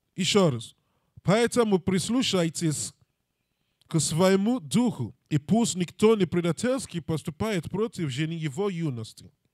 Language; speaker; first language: Russian; non-native, learner; English